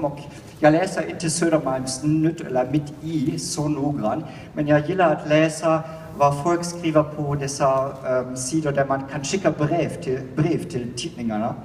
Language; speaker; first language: Swedish; non-native, fluent; German